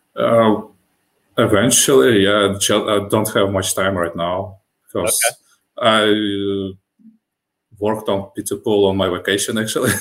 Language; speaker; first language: English; non-native, fluent; Russian